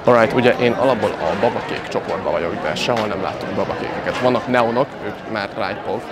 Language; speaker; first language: Hungarian; early bilingual, other home language; Chinese